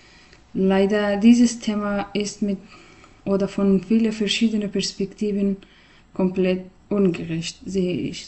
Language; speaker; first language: German; non-native, learner; Persian